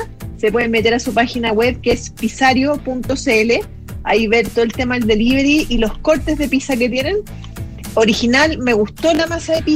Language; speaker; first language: Spanish; native; Spanish